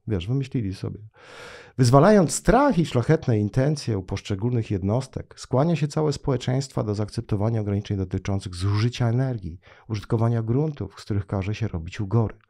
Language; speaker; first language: Polish; native; Polish